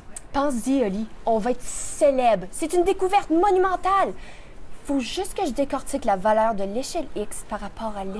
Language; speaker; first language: French; native; French